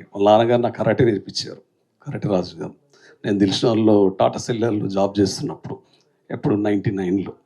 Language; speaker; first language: Telugu; native; Telugu